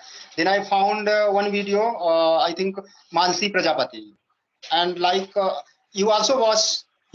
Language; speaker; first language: English; non-native, learner; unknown